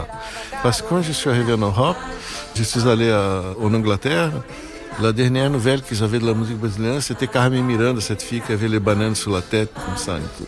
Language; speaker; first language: French; non-native, fluent; Portuguese